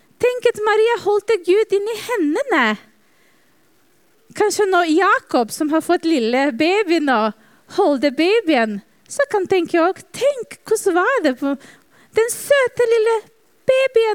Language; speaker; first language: Norwegian; non-native, fluent; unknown